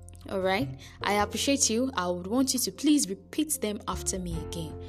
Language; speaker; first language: English; non-native, local second language; Yoruba